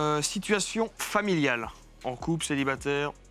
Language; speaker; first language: French; native; French